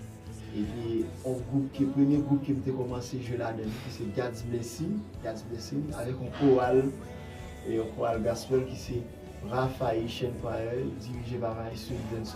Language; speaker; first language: French; non-native, local second language; Haitian Creole